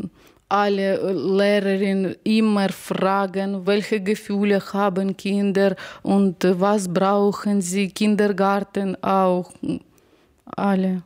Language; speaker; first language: German; non-native, learner; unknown